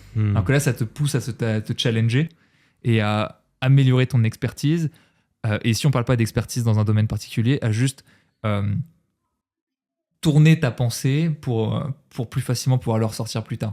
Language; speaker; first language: French; native; French